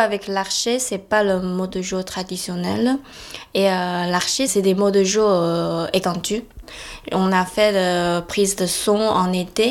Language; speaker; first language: French; non-native, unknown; Chinese